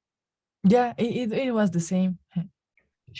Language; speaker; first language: English; non-native, learner; Spanish